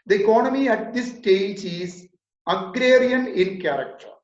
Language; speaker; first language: English; non-native, local second language; Malayalam